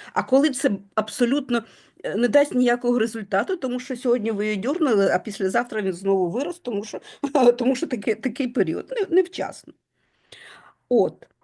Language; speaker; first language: Ukrainian; non-native, local second language; Russian